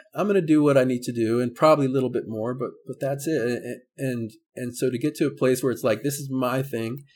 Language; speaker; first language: English; native; English